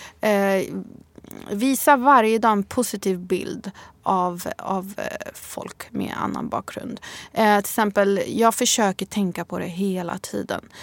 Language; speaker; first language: Swedish; early bilingual, other home language; Arabic